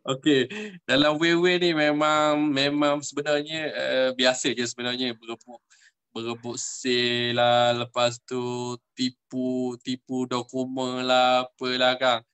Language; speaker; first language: Malay; native; Malay